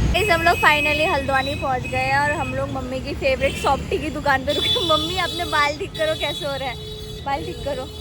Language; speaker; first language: Hindi; native; Hindi